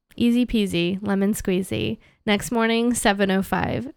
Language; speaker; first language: English; native; English